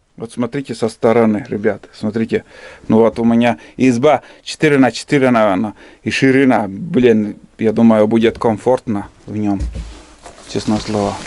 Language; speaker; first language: Russian; native; Russian